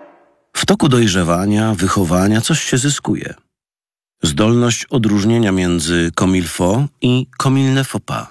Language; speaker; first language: Polish; native; Polish